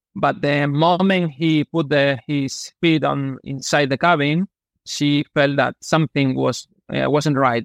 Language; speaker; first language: English; non-native, fluent; Spanish